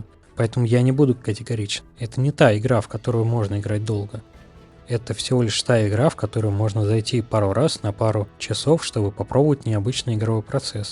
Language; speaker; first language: Russian; native; Russian